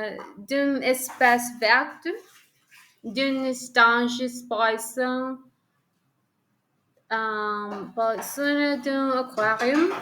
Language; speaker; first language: French; non-native, learner; Spanish